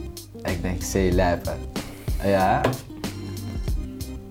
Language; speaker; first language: Dutch; early bilingual, other home language; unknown